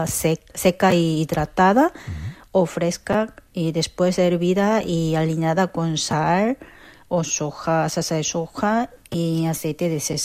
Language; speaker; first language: Spanish; non-native, fluent; Korean